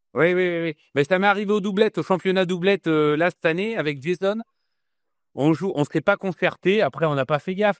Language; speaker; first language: French; native; French